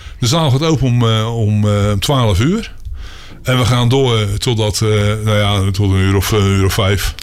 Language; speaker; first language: Dutch; native; Dutch